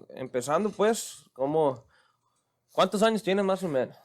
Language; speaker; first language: Spanish; early bilingual, other home language; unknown